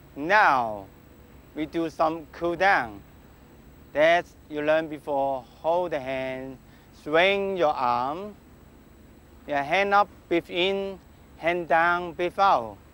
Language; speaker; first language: English; non-native, local second language; Cantonese